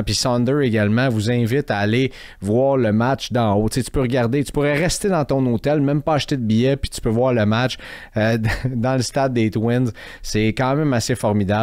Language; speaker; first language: French; native; French